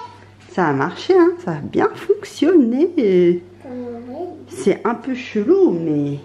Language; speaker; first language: French; native; French